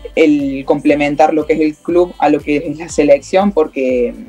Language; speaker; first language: Spanish; native; Spanish